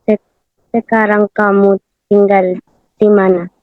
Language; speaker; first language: Indonesian; non-native, learner; Filipino